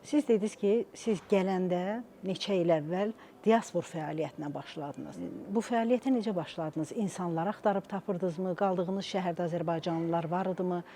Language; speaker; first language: Azerbaijani; native; Azerbaijani